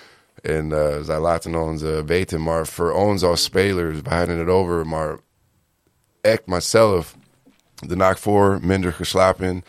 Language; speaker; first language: Dutch; non-native, learner; English